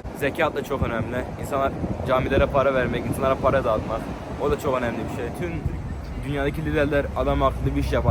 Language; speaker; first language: Turkish; early bilingual, heritage; Turkish